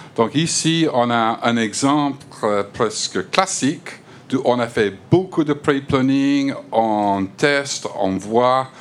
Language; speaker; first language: French; non-native, fluent; English